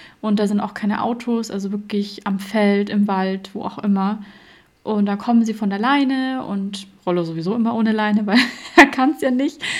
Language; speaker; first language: German; native; German